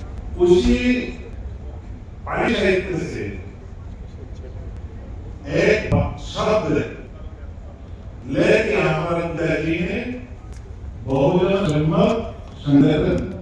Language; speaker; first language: Hindi; non-native, learner; Bangla